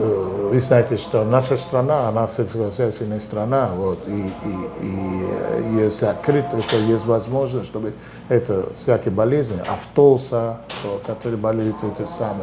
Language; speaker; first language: Russian; non-native, fluent; Spanish